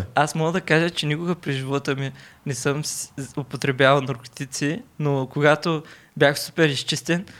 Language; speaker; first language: Bulgarian; non-native, local second language; Turkish